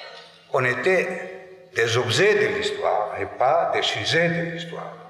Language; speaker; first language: French; non-native, fluent; Greek